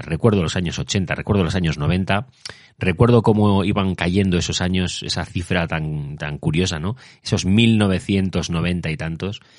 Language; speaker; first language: Spanish; native; Spanish